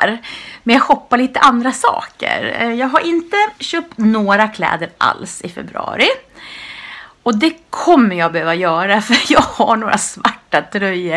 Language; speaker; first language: Swedish; native; Swedish